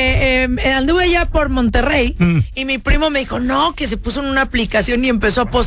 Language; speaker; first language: Spanish; native; Spanish